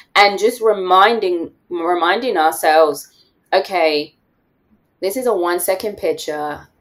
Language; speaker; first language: English; native; English